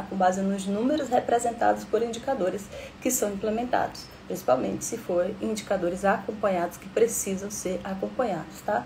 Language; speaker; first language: Portuguese; native; Portuguese